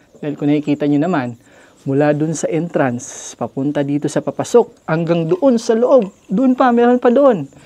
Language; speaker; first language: Filipino; non-native, local second language; Masbatenyo